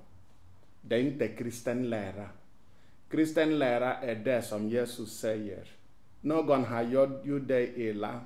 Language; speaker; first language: Swedish; non-native, fluent; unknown